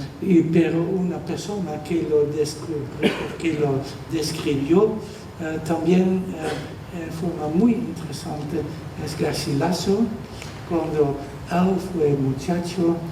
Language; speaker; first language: Spanish; non-native, fluent; Dutch